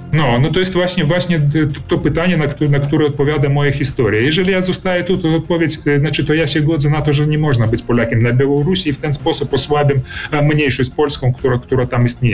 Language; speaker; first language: Polish; early bilingual, heritage; Polish